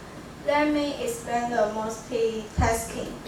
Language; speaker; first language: English; non-native, learner; Chinese